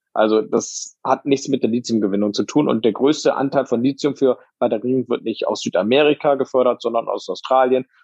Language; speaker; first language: German; native; German